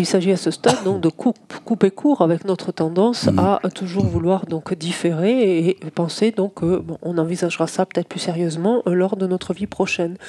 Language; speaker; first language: French; native; French